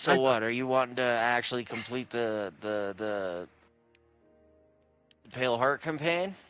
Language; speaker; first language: English; native; English